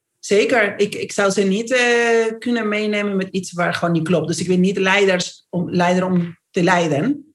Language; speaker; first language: Dutch; non-native, fluent; Spanish